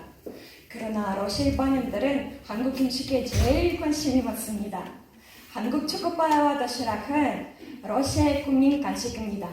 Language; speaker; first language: Korean; non-native, learner; Russian